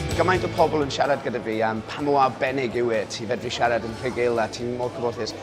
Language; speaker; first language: Welsh; non-native, local second language; English